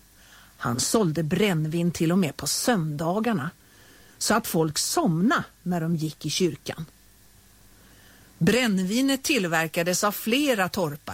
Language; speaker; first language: Swedish; native; Swedish